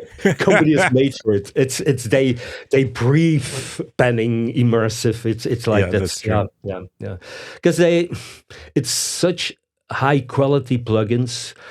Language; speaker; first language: English; non-native, fluent; Dutch